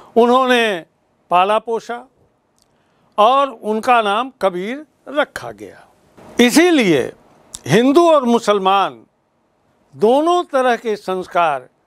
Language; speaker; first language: Hindi; native; Hindi